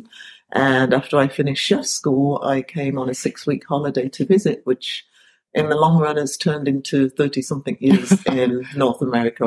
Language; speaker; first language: English; native; English